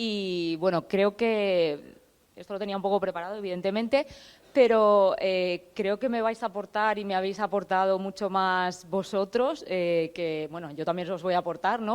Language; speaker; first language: Spanish; native; Spanish